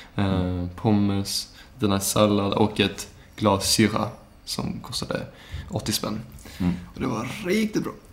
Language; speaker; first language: Swedish; native; Swedish